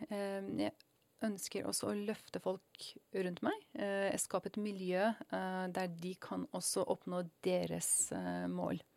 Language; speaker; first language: Norwegian; non-native, fluent; Persian